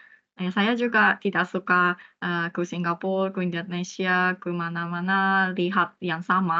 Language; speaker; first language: Indonesian; non-native, fluent; Japanese